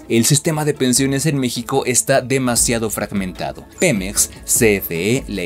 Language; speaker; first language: Spanish; native; Spanish